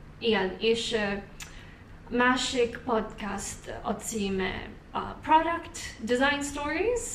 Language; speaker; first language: Hungarian; non-native, learner; English